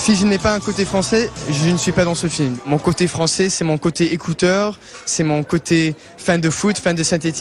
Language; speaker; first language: French; early bilingual, heritage; English